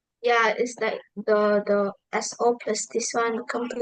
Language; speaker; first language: English; non-native, learner; Indonesian